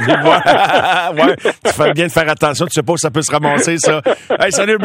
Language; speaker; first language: French; native; French